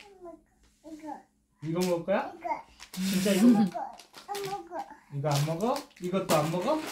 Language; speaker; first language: Russian; early bilingual, heritage; Russian